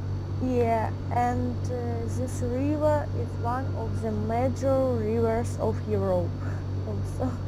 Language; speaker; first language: English; non-native, learner; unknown